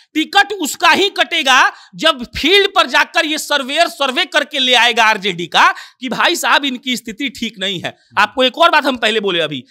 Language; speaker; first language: Hindi; native; Hindi